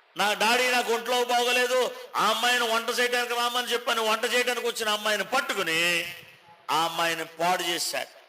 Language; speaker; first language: Telugu; native; Telugu